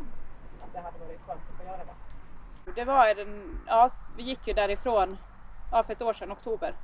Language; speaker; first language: Swedish; native; Swedish